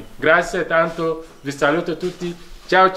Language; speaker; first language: Italian; non-native, fluent; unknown